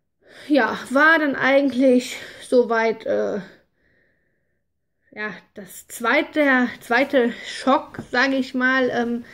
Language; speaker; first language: German; native; German